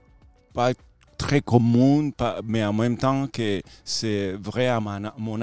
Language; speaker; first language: French; non-native, fluent; Spanish